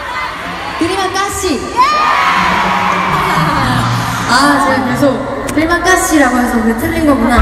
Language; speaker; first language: Indonesian; non-native, learner; Korean